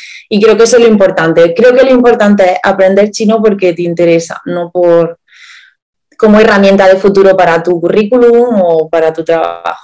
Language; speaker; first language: Spanish; native; Spanish